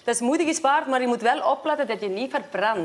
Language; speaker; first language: Dutch; non-native, fluent; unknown